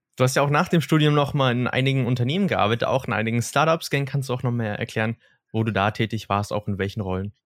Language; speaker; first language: German; native; German